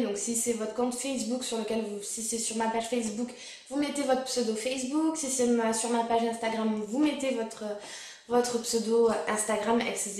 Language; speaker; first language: French; native; French